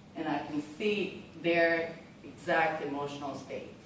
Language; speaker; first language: English; non-native, fluent; Serbian